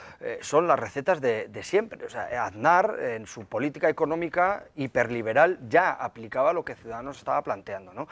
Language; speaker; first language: Spanish; native; Spanish